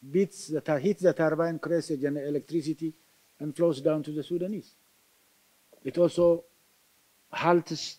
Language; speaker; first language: English; non-native, local second language; Amharic